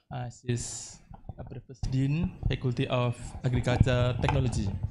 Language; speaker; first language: English; non-native, fluent; Indonesian